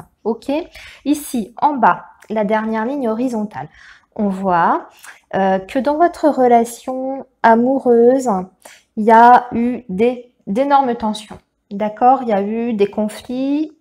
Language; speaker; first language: French; native; French